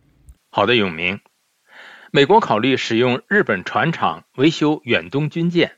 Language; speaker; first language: Chinese; native; Chinese